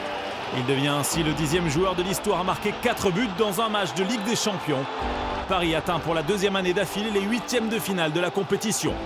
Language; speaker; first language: French; native; French